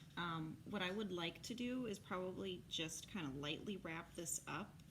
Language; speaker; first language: English; native; English